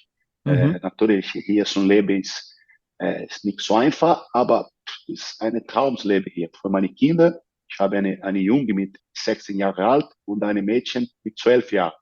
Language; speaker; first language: German; non-native, fluent; Portuguese